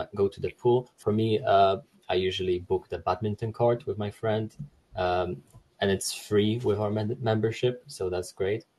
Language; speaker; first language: English; non-native, fluent; Polish